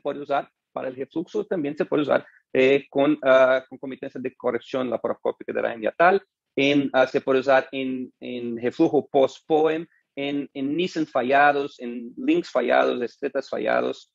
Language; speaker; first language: Spanish; non-native, fluent; Portuguese